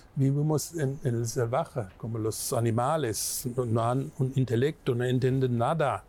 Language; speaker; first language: Spanish; non-native, fluent; German